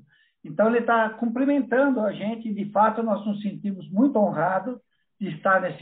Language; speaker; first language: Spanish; non-native, learner; Portuguese